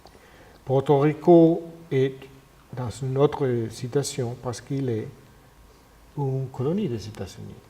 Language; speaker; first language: French; non-native, fluent; Spanish